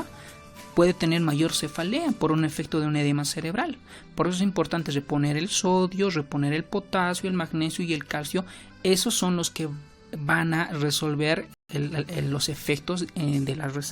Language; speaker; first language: Spanish; native; Spanish